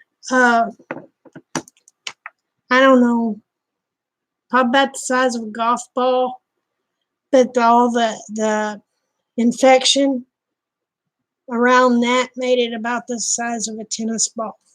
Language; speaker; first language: English; native; English